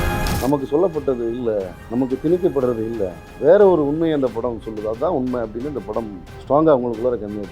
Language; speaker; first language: Tamil; native; Tamil